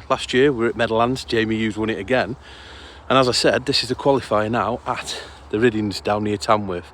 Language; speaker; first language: English; native; English